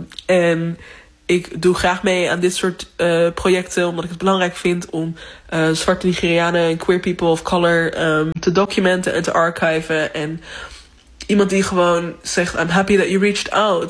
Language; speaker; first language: Dutch; native; Dutch